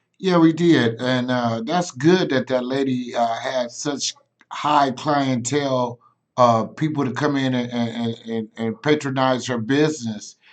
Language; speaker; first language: English; native; English